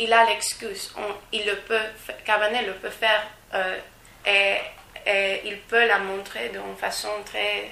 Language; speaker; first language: French; non-native, learner; Spanish